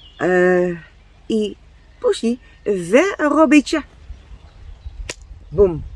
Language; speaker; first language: Polish; non-native, learner; Dutch